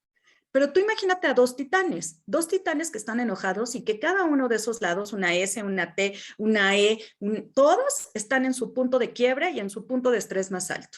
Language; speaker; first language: Spanish; native; Spanish